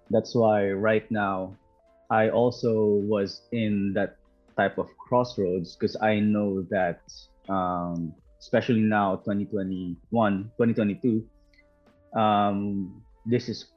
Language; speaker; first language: English; non-native, local second language; Filipino